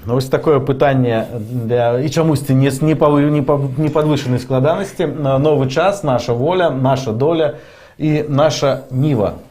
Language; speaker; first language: Belarusian; non-native, local second language; Russian